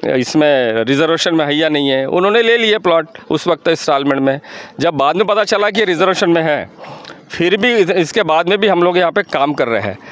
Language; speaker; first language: Hindi; non-native, local second language; Marathi